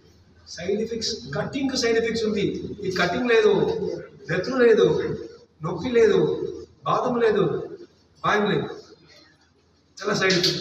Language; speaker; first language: Telugu; non-native, learner; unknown